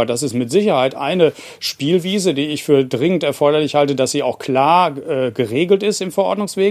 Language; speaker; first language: German; native; German